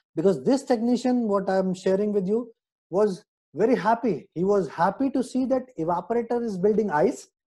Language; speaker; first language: English; non-native, local second language; Hindi